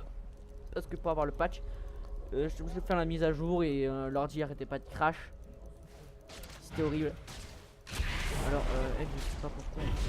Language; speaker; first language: French; native; French